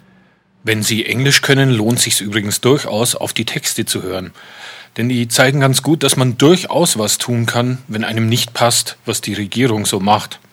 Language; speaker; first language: German; native; German